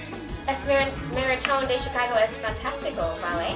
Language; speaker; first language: Spanish; non-native, learner; English